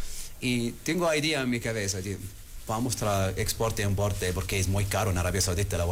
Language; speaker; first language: Spanish; non-native, learner; Arabic